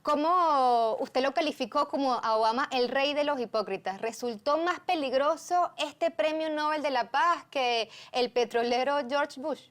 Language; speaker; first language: Spanish; native; Spanish